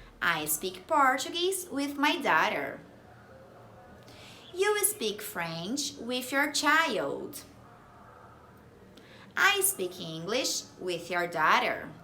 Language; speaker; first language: English; non-native, fluent; Portuguese